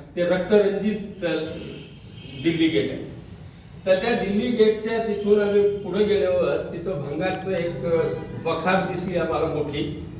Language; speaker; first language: Marathi; non-native, local second language; Urdu